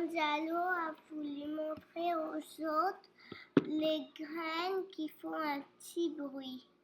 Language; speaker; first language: French; non-native, learner; Portuguese